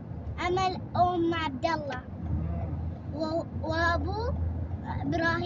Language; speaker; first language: Arabic; non-native, learner; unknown